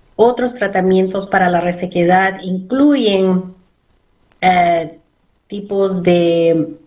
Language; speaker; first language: Spanish; early bilingual, heritage; Spanish